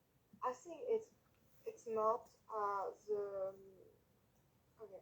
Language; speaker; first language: English; non-native, learner; French